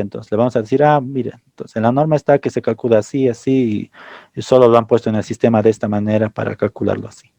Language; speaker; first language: Spanish; native; Spanish